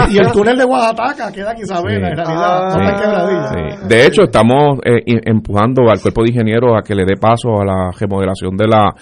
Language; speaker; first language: Spanish; native; Spanish